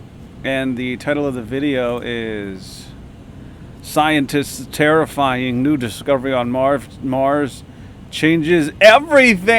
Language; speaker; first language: English; native; English